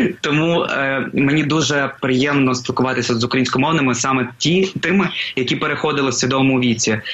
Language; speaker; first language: Ukrainian; non-native, local second language; Russian